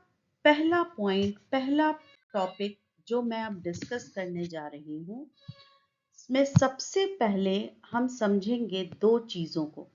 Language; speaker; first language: Hindi; native; Hindi